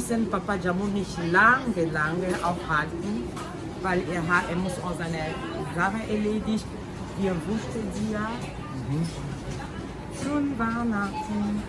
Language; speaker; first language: German; non-native, fluent; Lingala